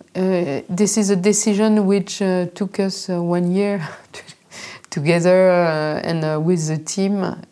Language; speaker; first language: English; non-native, fluent; French